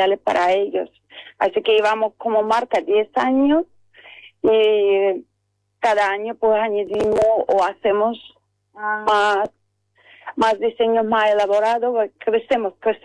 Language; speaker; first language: Spanish; non-native, fluent; Estonian